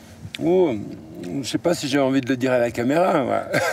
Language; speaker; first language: French; native; French